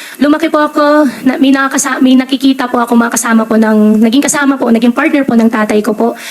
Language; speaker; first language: Filipino; native; Filipino